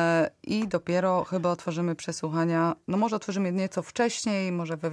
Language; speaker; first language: Polish; native; Polish